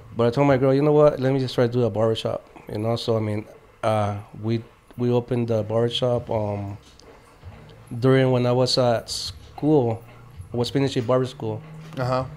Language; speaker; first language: English; native; English